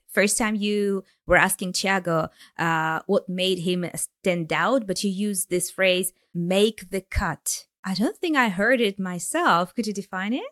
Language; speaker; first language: English; non-native, fluent; Ukrainian